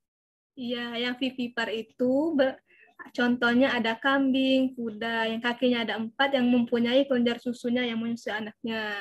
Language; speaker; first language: Indonesian; native; Indonesian